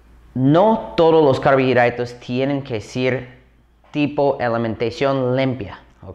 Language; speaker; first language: Spanish; non-native, fluent; English